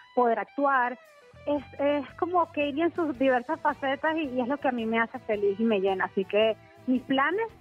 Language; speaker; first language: Spanish; native; Spanish